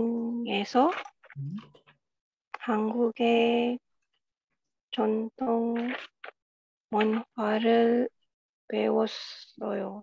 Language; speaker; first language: Korean; non-native, learner; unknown